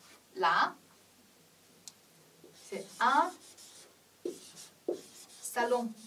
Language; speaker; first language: French; non-native, fluent; Chinese